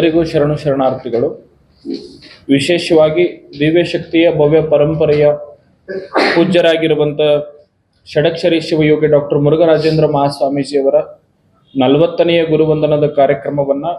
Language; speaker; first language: Kannada; native; Kannada